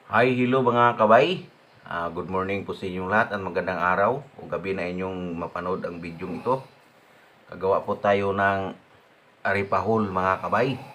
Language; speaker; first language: Filipino; non-native, local second language; Cebuano